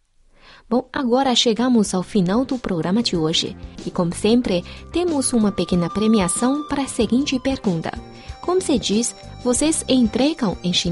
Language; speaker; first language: Portuguese; non-native, fluent; Chinese